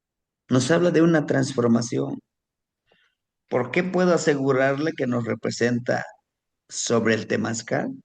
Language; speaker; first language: Spanish; native; Spanish